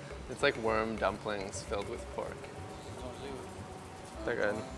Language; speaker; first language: English; native; English